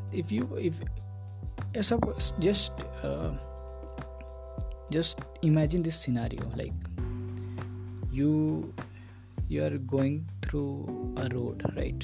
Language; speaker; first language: English; non-native, local second language; Hindi